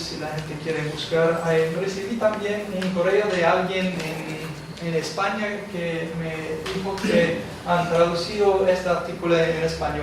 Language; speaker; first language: Spanish; non-native, fluent; English